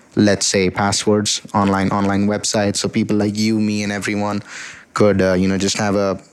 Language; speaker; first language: English; non-native, local second language; Hindi